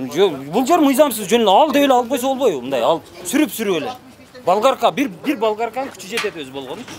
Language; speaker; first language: Kyrgyz; native; Kyrgyz